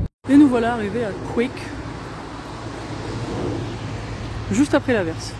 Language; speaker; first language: French; native; French